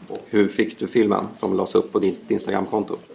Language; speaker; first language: Swedish; native; Swedish